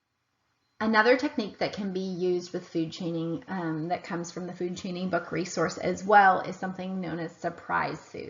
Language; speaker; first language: English; native; English